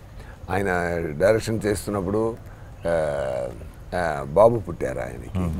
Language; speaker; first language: Telugu; non-native, fluent; Tamil